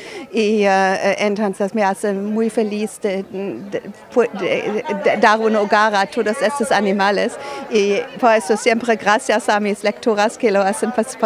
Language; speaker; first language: Spanish; non-native, fluent; German